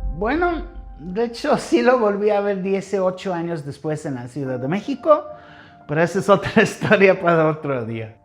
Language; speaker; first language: Spanish; non-native, fluent; English